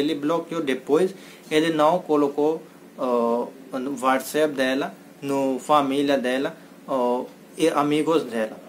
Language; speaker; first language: Portuguese; non-native, learner; Hindi